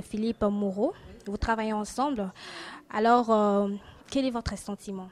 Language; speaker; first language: French; non-native, local second language; Lingala